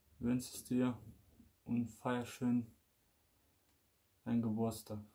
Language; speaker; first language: German; non-native, learner; Bosnian